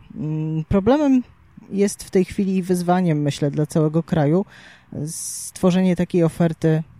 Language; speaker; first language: Polish; native; Polish